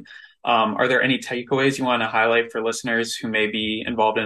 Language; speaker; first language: English; native; English